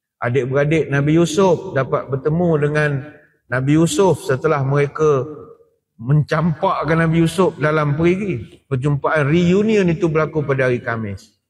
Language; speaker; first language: Malay; native; Malay